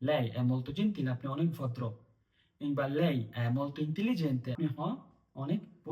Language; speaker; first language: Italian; non-native, fluent; Bangla